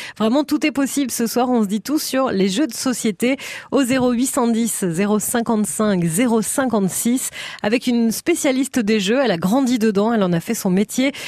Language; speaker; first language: French; native; French